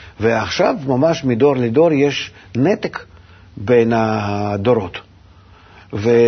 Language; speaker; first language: Hebrew; non-native, fluent; Russian